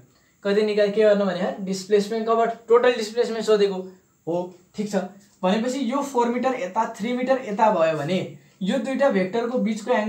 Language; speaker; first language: Nepali; native; Nepali